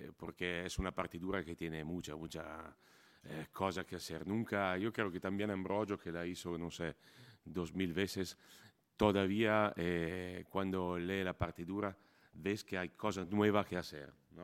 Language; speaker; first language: Spanish; non-native, fluent; Italian